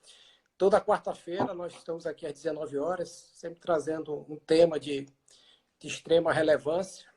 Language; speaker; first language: Portuguese; native; Portuguese